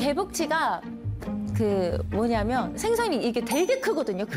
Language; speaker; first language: Korean; native; Korean